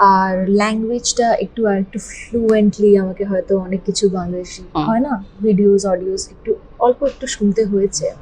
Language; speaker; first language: Bangla; native; Bangla